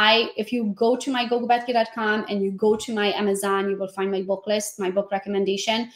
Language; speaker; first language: English; non-native, fluent; Hungarian